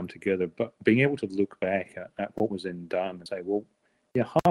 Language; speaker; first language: English; native; English